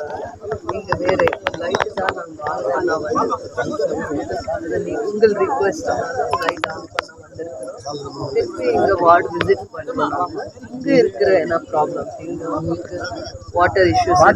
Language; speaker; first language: Tamil; non-native, local second language; Kannada